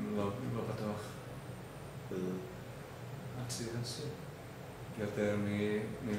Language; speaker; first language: Hebrew; non-native, learner; Finnish